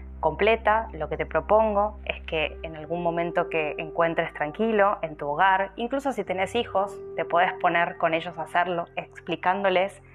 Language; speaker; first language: Spanish; native; Spanish